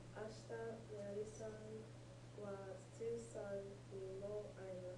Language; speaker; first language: Japanese; non-native, learner; English